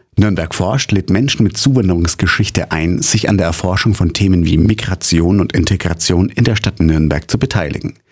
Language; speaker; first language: German; native; German